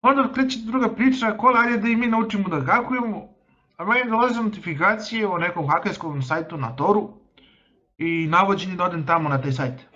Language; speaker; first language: Bosnian; native; Bosnian